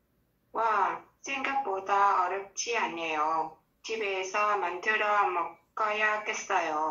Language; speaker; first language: Korean; non-native, learner; Vietnamese